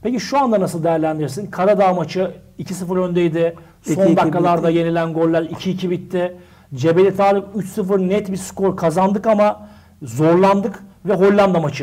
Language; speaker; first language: Turkish; native; Turkish